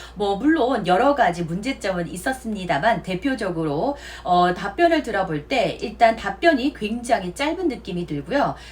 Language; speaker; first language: Korean; native; Korean